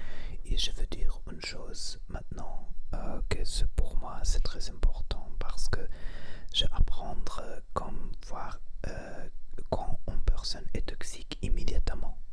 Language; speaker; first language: French; non-native, learner; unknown